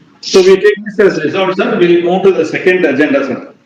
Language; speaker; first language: English; non-native, local second language; Kannada